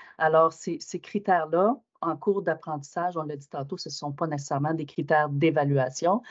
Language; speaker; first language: French; native; French